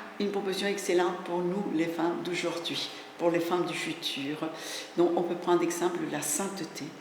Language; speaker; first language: French; non-native, fluent; Spanish